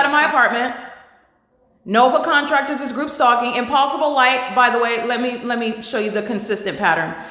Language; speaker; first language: English; native; English